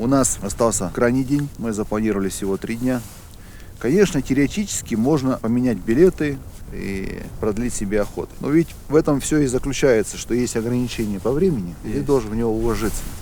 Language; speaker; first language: Russian; native; Russian